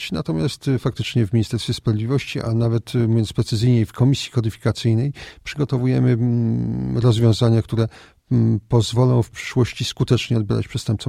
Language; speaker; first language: Polish; native; Polish